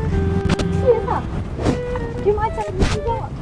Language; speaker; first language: Malay; native; Malay